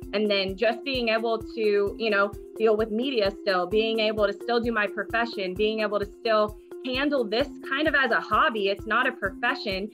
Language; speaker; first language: English; native; English